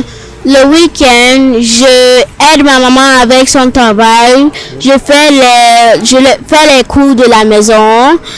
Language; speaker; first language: French; non-native, learner; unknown